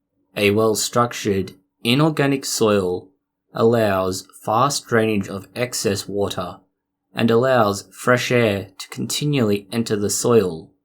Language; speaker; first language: English; native; English